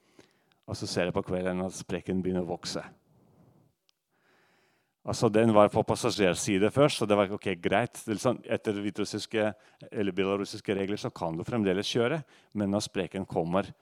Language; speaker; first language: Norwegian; non-native, fluent; Russian